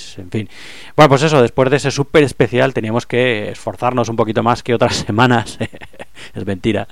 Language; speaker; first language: Spanish; native; Spanish